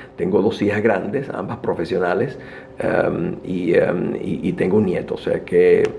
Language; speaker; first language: Spanish; native; Spanish